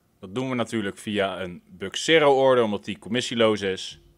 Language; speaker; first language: Dutch; native; Dutch